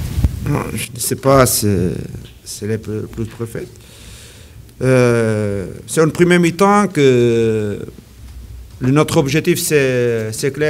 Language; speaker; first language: French; non-native, learner; Portuguese